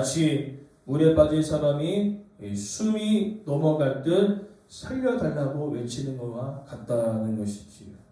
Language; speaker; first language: Korean; native; Korean